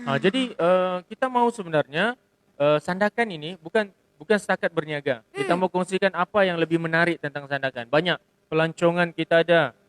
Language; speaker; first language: Malay; native; Malay